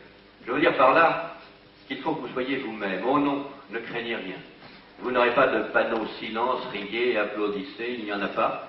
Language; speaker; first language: French; native; French